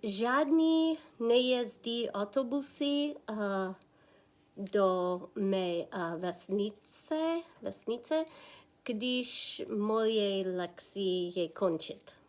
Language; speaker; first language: Czech; non-native, learner; English